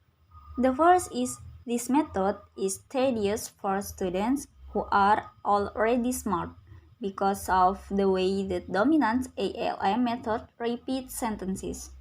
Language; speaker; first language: English; non-native, learner; Indonesian